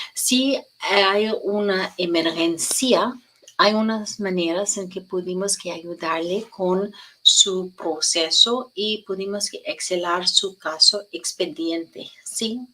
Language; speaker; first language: Spanish; non-native, learner; English